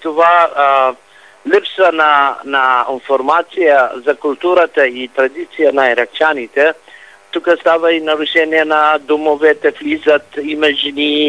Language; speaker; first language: Bulgarian; non-native, fluent; Arabic